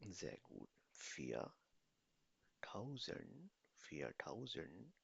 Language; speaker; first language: German; non-native, fluent; Urdu